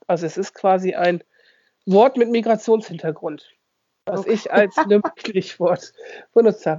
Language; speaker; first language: German; native; German